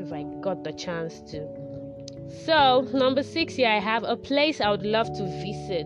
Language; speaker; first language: English; non-native, local second language; Yoruba